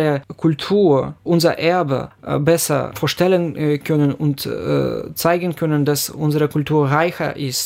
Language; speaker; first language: German; non-native, fluent; Ukrainian